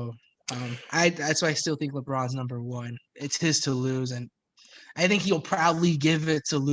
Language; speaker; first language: English; native; English